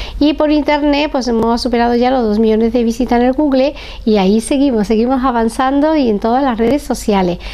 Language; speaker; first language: Spanish; native; Spanish